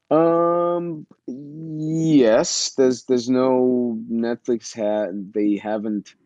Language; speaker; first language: English; early bilingual, other home language; Russian